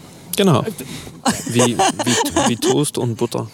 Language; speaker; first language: German; non-native, fluent; English